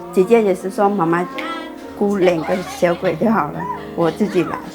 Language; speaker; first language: Chinese; non-native, fluent; Vietnamese